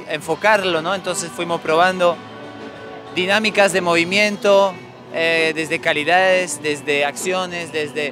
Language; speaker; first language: Spanish; non-native, fluent; French